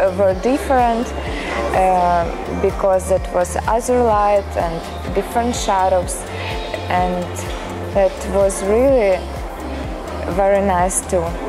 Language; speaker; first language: English; non-native, learner; Ukrainian